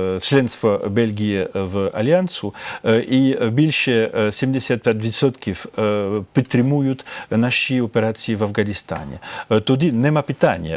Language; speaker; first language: Ukrainian; non-native, fluent; French